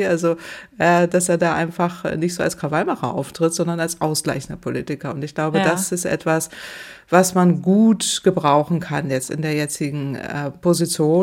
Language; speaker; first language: German; native; German